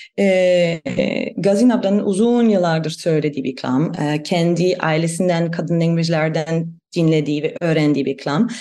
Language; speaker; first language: Turkish; non-native, fluent; German